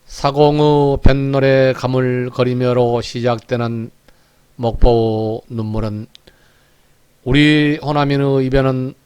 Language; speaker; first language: Korean; native; Korean